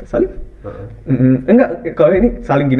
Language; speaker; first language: Indonesian; native; Indonesian